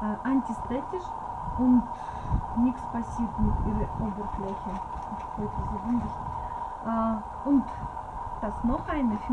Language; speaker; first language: German; non-native, learner; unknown